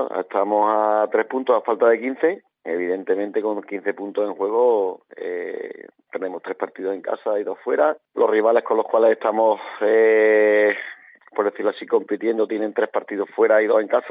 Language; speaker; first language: Spanish; native; Spanish